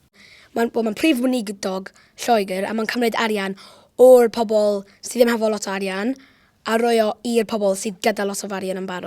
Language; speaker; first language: Welsh; native; Welsh